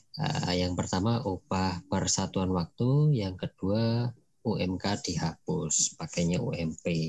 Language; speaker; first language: Indonesian; non-native, local second language; Javanese